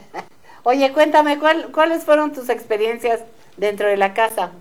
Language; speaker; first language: Spanish; native; Spanish